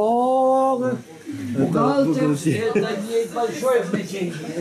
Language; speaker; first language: Russian; non-native, fluent; Italian